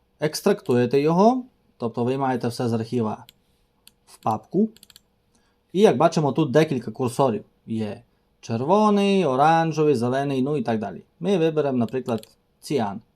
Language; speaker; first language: Ukrainian; native; Ukrainian